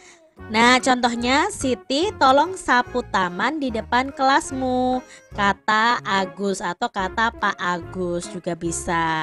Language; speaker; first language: Indonesian; native; Indonesian